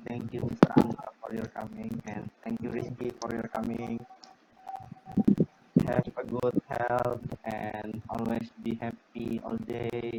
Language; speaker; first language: English; non-native, learner; Indonesian